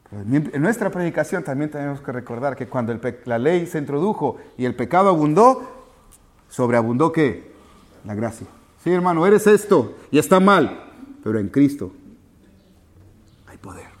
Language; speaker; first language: Spanish; native; Spanish